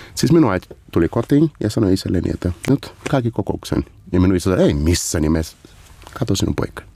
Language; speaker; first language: Finnish; non-native, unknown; Portuguese